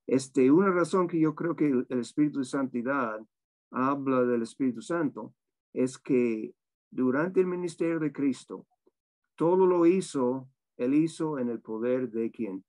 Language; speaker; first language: Spanish; non-native, fluent; English